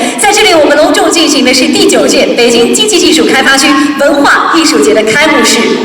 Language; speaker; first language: Chinese; native; Chinese